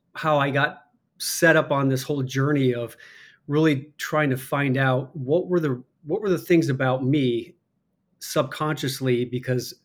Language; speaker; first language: English; native; English